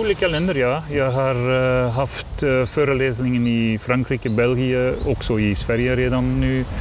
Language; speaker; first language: Swedish; non-native, learner; Dutch